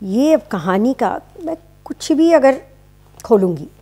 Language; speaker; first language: Hindi; native; Hindi